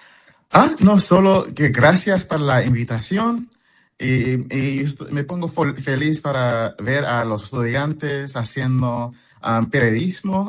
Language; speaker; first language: Spanish; non-native, fluent; English